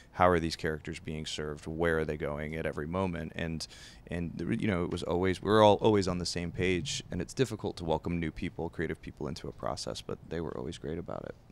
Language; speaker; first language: English; native; English